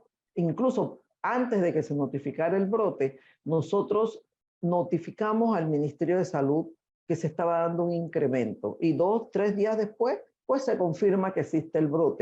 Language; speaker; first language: Spanish; native; Spanish